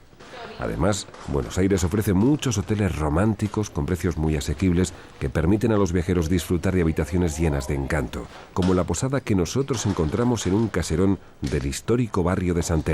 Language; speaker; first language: Spanish; native; Spanish